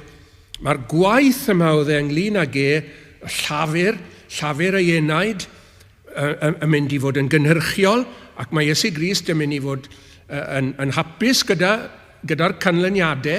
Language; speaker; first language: Welsh; native; Welsh